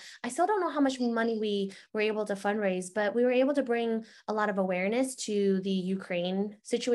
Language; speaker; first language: English; native; English